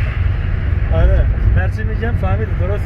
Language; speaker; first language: Persian; non-native, fluent; Turkish